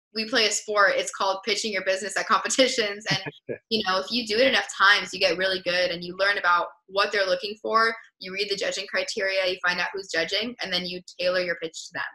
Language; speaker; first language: English; native; English